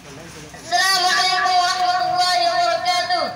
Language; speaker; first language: Arabic; non-native, learner; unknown